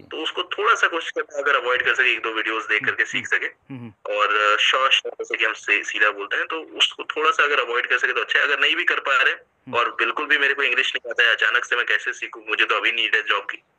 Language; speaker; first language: Hindi; native; Hindi